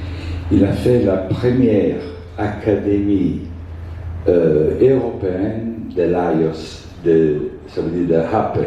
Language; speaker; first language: French; non-native, fluent; Italian